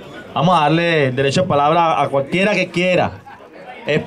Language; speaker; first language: Spanish; native; Spanish